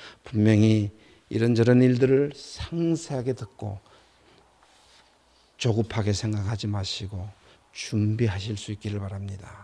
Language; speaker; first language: Korean; native; Korean